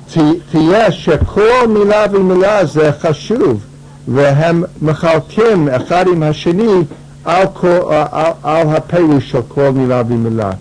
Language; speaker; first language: Hebrew; non-native, fluent; English